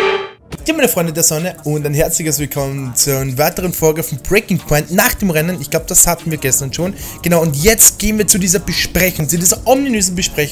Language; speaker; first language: German; native; German